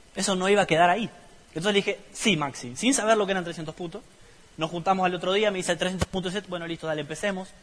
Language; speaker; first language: Spanish; native; Spanish